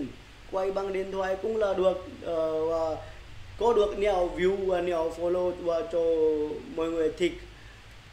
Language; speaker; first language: Vietnamese; non-native, learner; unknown